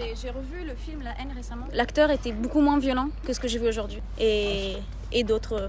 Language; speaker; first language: French; native; French